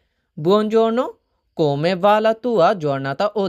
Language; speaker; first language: Italian; non-native, fluent; Bangla